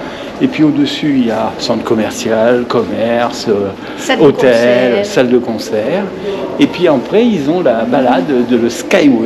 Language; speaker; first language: French; native; French